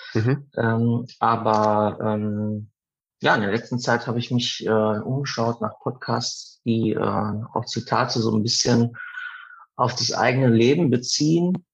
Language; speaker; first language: German; early bilingual, other home language; Italian